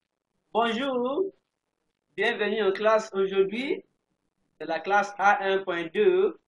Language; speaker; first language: French; non-native, fluent; English